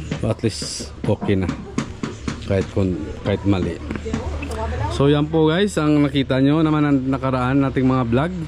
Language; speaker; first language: Filipino; non-native, local second language; Hiligaynon